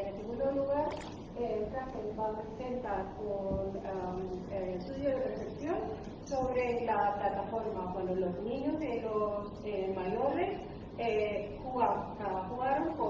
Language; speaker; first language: Spanish; non-native, learner; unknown